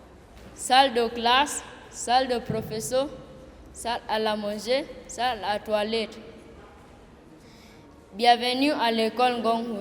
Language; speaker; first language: French; non-native, learner; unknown